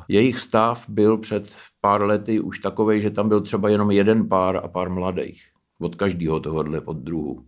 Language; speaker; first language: Czech; early bilingual, heritage; Czech